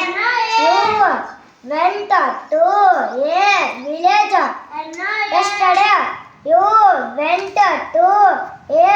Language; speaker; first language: English; non-native, learner; Telugu